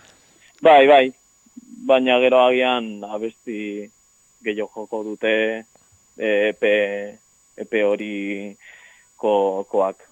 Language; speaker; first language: Basque; non-native, local second language; Spanish